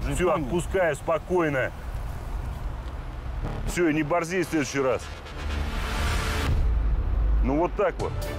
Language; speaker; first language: Russian; native; Russian